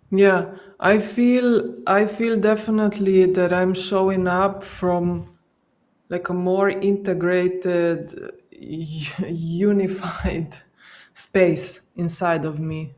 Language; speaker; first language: English; non-native, fluent; Slovenian